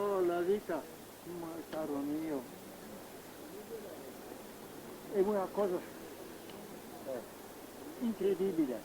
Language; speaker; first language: Italian; non-native, fluent; Slovenian